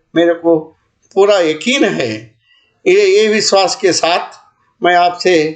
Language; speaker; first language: Hindi; non-native, local second language; Telugu